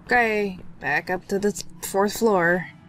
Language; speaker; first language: English; native; English